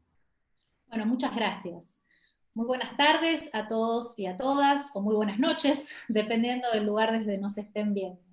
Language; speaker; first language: Spanish; native; Spanish